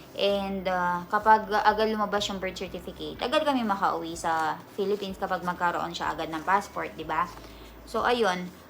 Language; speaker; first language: Filipino; native; Filipino